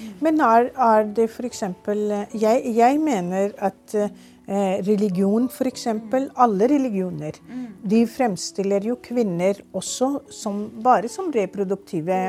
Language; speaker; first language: Norwegian; non-native, fluent; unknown